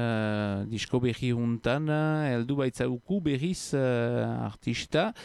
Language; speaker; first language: Basque; native; Basque